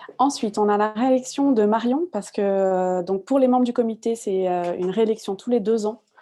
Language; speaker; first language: French; native; French